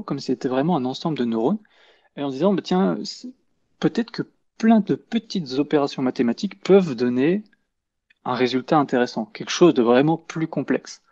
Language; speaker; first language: French; native; French